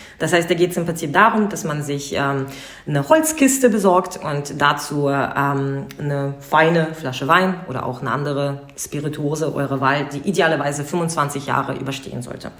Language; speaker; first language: German; non-native, fluent; Russian